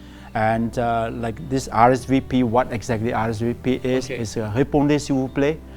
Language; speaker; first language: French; non-native, fluent; English